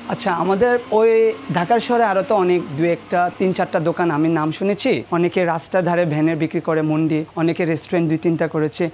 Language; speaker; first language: Bangla; non-native, local second language; Marma